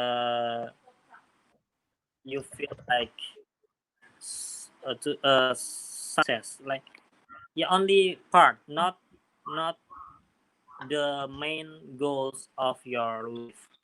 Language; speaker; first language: English; non-native, learner; Indonesian